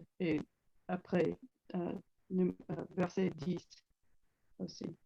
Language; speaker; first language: French; non-native, learner; English